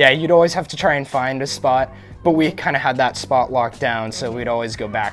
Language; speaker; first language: English; native; English